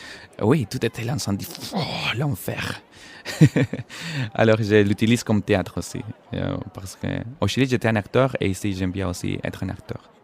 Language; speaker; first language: French; non-native, fluent; Spanish